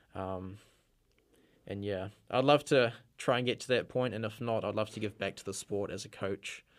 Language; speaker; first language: English; native; English